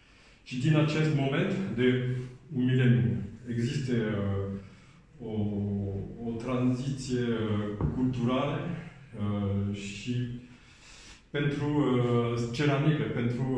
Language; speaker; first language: Romanian; non-native, learner; French